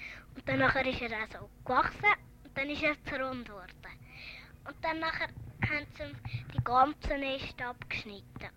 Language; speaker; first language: German; early bilingual, other home language; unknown